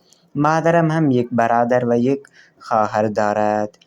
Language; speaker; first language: Persian; non-native, fluent; Urdu